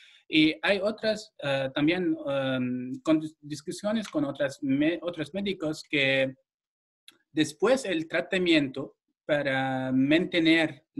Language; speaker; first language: Spanish; non-native, fluent; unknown